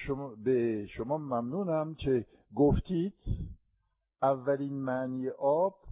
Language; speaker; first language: Persian; non-native, fluent; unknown